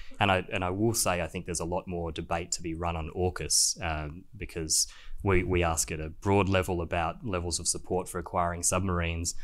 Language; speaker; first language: English; native; English